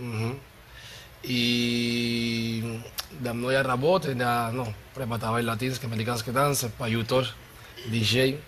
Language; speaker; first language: Russian; non-native, learner; Spanish